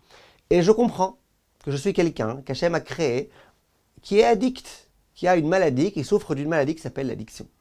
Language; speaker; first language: French; native; French